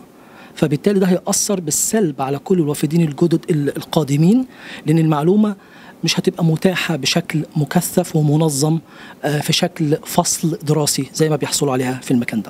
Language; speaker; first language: Arabic; native; Arabic